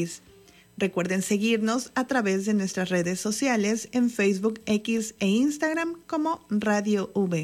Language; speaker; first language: Spanish; native; Spanish